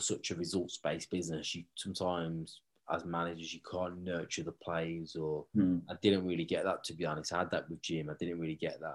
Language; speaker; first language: English; native; English